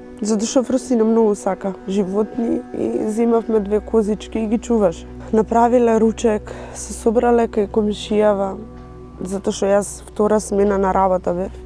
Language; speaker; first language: Macedonian; non-native, local second language; Romany